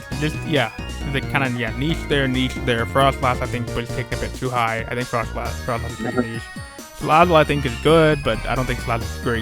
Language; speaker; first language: English; native; English